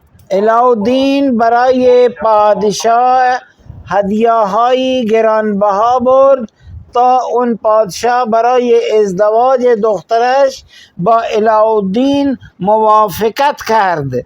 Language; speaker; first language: Persian; non-native, fluent; Urdu